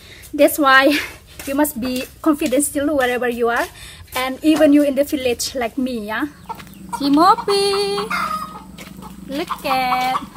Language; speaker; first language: English; non-native, learner; Indonesian